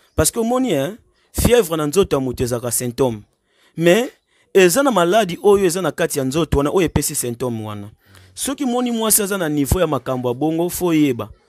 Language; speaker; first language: Lingala; non-native, local second language; Kongo